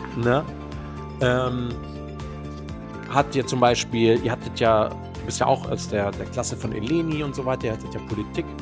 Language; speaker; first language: German; native; German